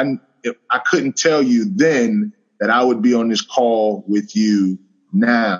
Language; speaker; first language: English; native; English